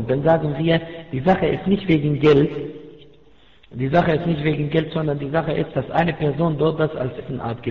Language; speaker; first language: German; non-native, fluent; Arabic